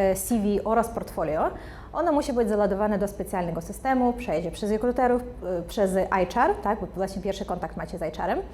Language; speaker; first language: Polish; non-native, fluent; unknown